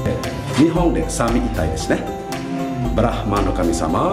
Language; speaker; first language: Japanese; non-native, fluent; Indonesian